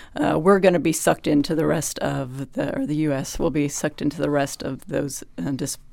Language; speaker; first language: English; native; English